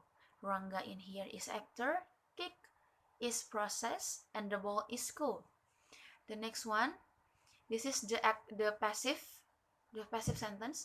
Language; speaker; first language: English; non-native, learner; Indonesian